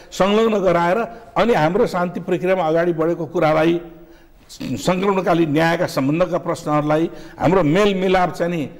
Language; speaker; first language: Nepali; native; Nepali